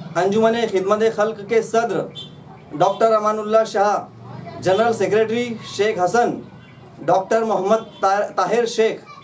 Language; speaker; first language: Urdu; native; Urdu